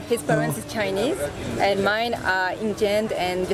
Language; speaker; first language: English; non-native, fluent; French